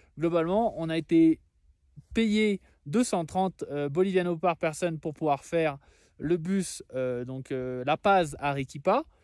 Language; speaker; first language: French; native; French